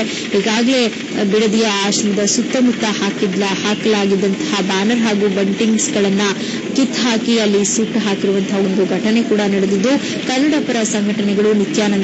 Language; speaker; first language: Kannada; native; Kannada